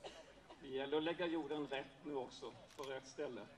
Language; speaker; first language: Swedish; native; Swedish